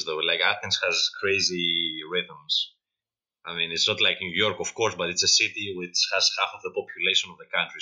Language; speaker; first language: English; non-native, fluent; Greek